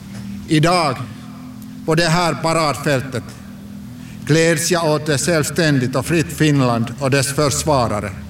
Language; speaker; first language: Swedish; non-native, local second language; Finnish